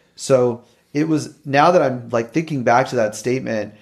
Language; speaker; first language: English; native; English